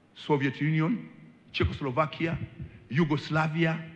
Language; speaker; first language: English; non-native, local second language; Swahili